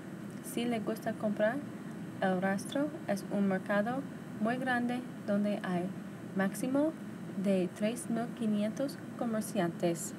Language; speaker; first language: Spanish; non-native, learner; English